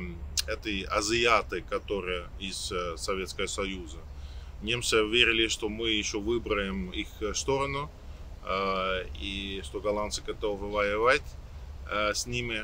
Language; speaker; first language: Russian; non-native, fluent; Dutch